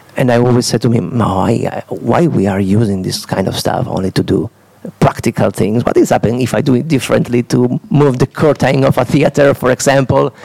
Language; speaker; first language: English; non-native, fluent; Italian